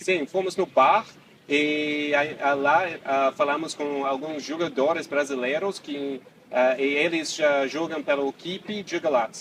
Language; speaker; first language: Portuguese; non-native, fluent; English